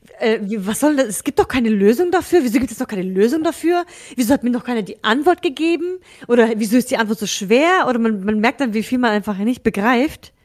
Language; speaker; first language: German; early bilingual, other home language; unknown